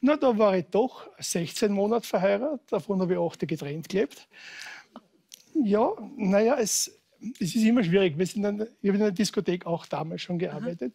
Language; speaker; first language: German; native; German